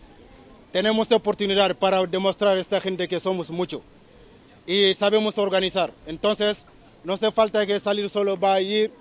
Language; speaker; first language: Spanish; non-native, learner; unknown